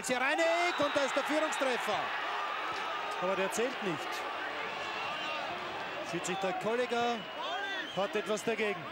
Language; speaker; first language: German; native; German